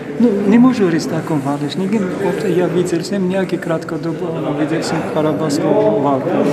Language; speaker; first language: Czech; non-native, learner; Armenian